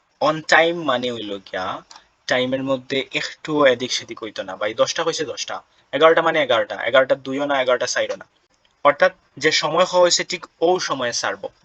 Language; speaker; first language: Bangla; non-native, local second language; Sylheti